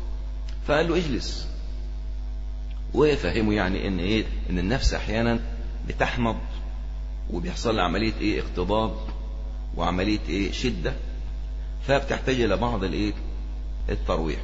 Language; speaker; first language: Arabic; native; Arabic